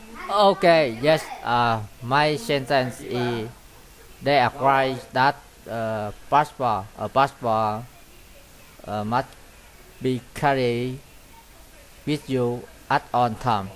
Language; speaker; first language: English; non-native, learner; Vietnamese